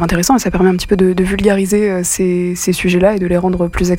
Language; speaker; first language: French; native; French